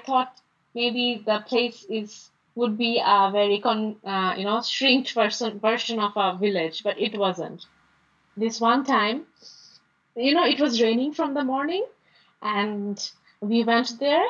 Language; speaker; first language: English; non-native, local second language; Bangla